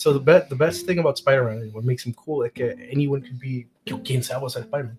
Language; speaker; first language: English; non-native, local second language; Spanish